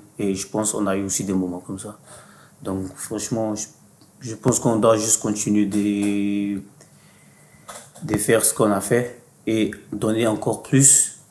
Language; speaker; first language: French; non-native, fluent; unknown